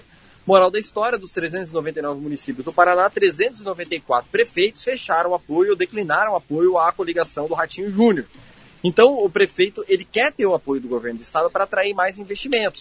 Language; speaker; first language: Portuguese; native; Portuguese